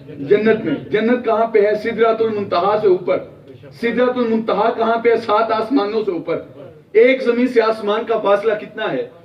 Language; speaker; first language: Urdu; non-native, local second language; Punjabi